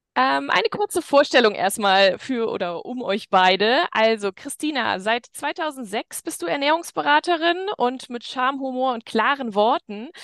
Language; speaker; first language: German; native; German